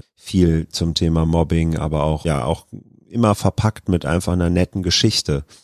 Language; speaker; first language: German; native; German